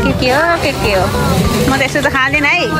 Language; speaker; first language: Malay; non-native, learner; Nepali